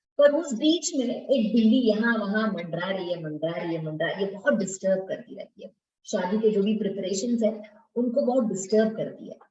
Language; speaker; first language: Hindi; non-native, local second language; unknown